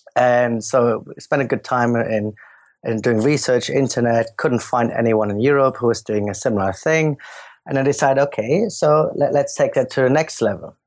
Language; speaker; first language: English; non-native, fluent; German